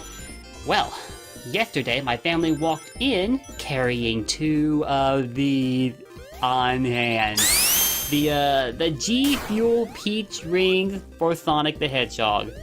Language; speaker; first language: English; native; English